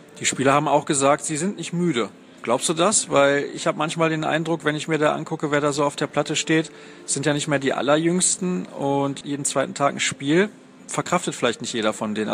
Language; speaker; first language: German; native; German